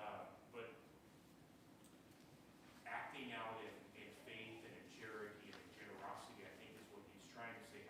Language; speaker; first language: English; native; English